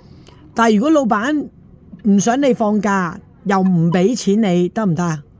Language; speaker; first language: Cantonese; native; Cantonese